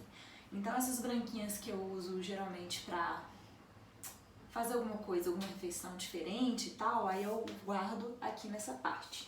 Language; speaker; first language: Portuguese; native; Portuguese